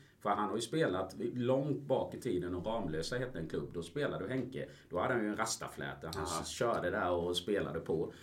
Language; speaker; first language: Swedish; early bilingual, other home language; Spanish